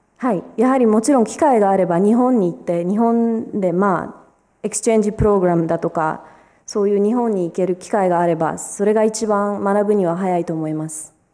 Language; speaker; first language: Japanese; early bilingual, other home language; Romanian